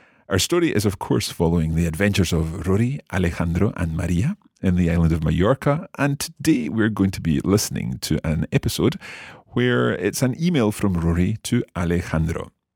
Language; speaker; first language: English; native; English